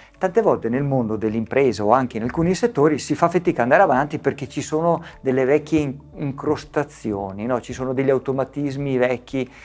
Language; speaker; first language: Italian; native; Italian